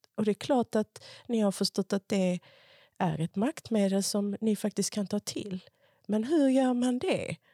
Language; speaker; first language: Swedish; early bilingual, other home language; Spanish